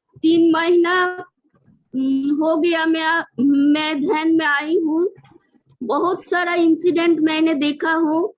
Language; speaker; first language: Hindi; non-native, local second language; Bangla